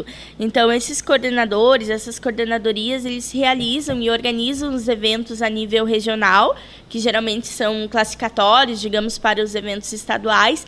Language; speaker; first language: Portuguese; native; Portuguese